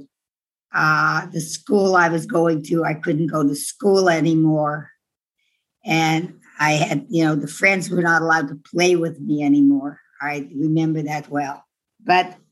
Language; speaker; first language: English; non-native, fluent; Dutch